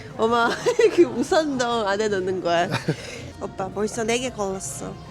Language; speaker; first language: Korean; non-native, fluent; Russian